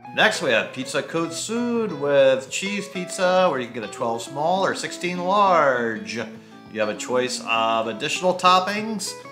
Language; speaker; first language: English; native; English